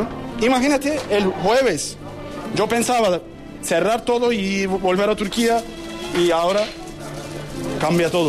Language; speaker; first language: Spanish; non-native, learner; Turkish